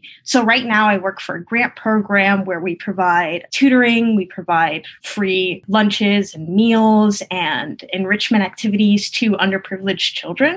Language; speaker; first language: English; early bilingual, other home language; Spanish